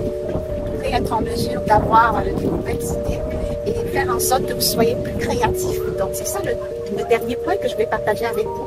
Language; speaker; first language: French; native; French